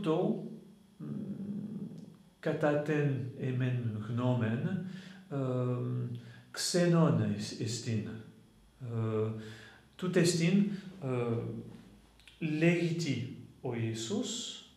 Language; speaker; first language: Greek; non-native, fluent; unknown